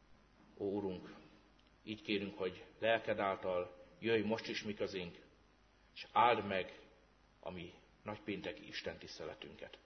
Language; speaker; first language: Hungarian; native; Hungarian